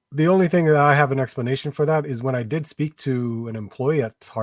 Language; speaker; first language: English; native; English